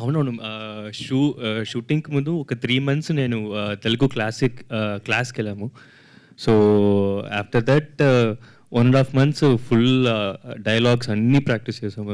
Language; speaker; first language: Telugu; non-native, learner; Tamil